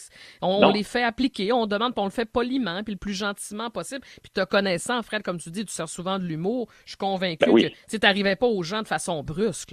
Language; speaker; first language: French; native; French